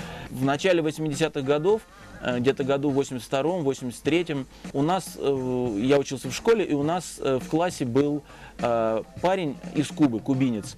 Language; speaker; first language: Russian; native; Russian